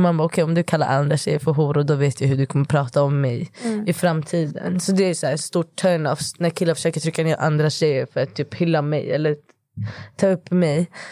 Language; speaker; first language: Swedish; early bilingual, other home language; Kurdish